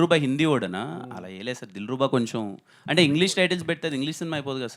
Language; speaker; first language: Telugu; native; Telugu